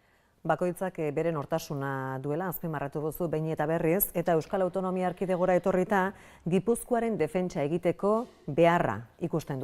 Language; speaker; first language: Basque; native; Basque